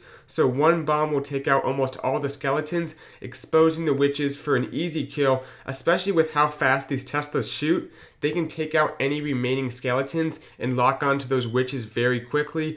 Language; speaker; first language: English; native; English